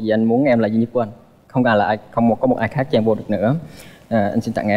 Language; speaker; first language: Vietnamese; native; Vietnamese